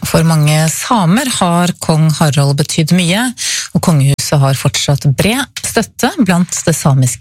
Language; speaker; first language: Norwegian; native; Norwegian